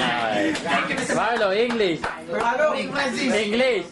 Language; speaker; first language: English; non-native, local second language; Filipino